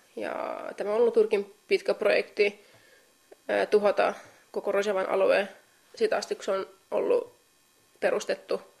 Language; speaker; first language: Finnish; non-native, fluent; Kurdish